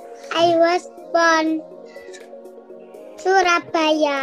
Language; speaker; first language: English; non-native, learner; Indonesian